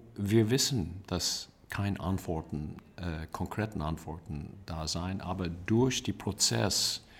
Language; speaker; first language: German; non-native, learner; English